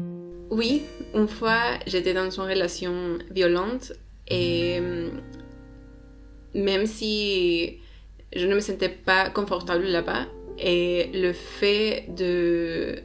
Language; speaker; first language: French; non-native, learner; Spanish